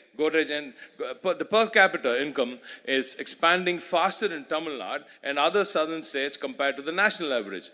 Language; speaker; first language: English; non-native, local second language; Tamil